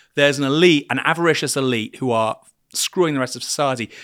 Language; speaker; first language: English; native; English